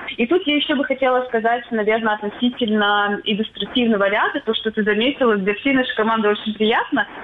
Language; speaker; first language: Russian; native; Russian